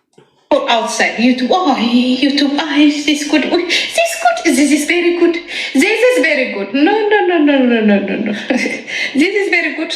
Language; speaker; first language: English; non-native, learner; Amharic